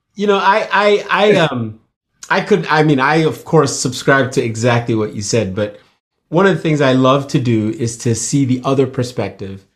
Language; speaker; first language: English; non-native, local second language; Yoruba